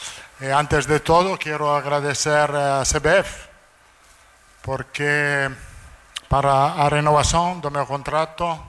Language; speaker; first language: Portuguese; non-native, fluent; Italian